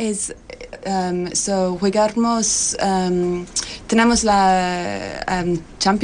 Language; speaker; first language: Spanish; non-native, learner; English